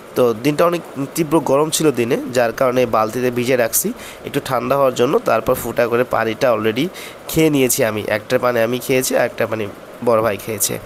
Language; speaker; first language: Bangla; native; Bangla